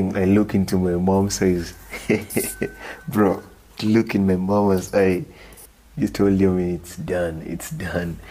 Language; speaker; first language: English; non-native, local second language; Luo (Kenya and Tanzania)